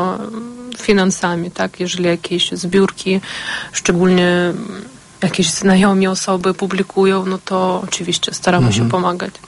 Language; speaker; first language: Polish; non-native, fluent; Ukrainian